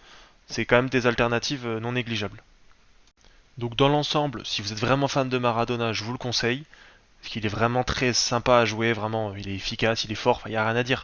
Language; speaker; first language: French; native; French